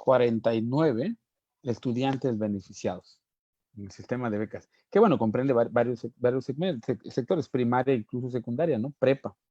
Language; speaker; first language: Spanish; native; Spanish